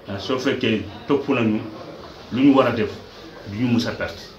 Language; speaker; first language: Wolof; non-native, local second language; Fula